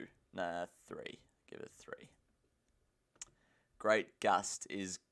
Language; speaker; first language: English; native; English